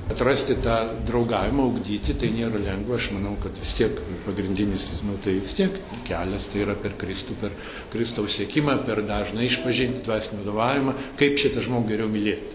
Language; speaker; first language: Lithuanian; early bilingual, heritage; Lithuanian